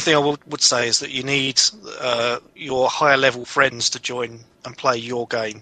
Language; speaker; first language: English; native; English